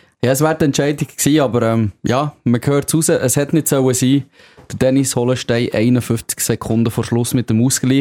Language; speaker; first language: German; native; German